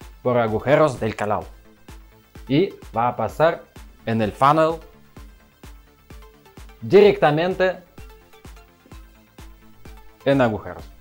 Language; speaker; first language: Spanish; non-native, learner; Russian